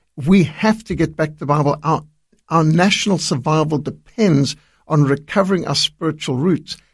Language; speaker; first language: English; native; English